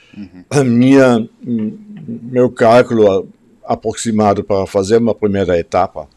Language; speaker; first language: Portuguese; non-native, fluent; German